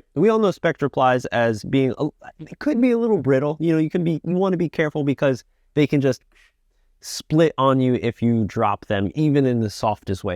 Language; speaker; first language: English; native; English